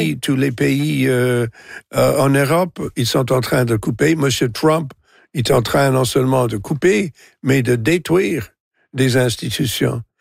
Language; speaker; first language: French; non-native, local second language; English